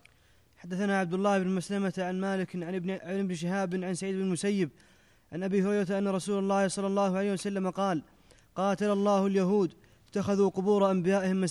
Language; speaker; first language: Arabic; native; Arabic